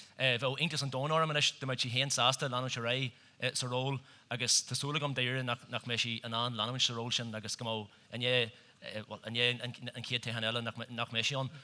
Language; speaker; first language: Irish; native; Irish